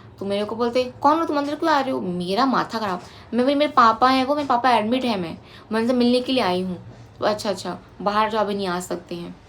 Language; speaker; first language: Hindi; non-native, local second language; Bangla